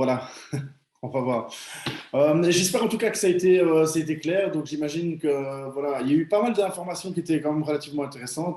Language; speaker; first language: French; native; French